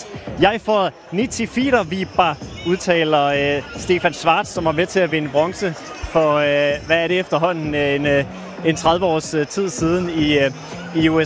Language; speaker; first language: Danish; native; Danish